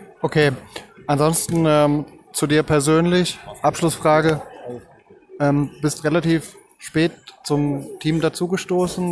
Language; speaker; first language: German; native; German